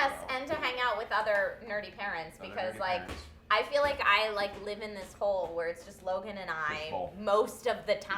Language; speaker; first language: English; native; English